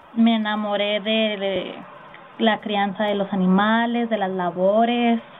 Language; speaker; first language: Spanish; early bilingual, heritage; Spanish